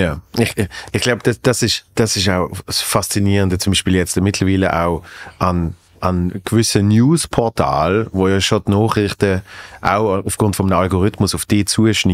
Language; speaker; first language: German; native; German